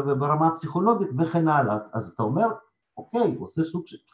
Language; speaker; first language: Hebrew; early bilingual, other home language; Russian